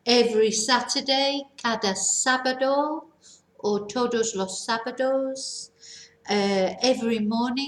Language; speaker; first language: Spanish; non-native, fluent; English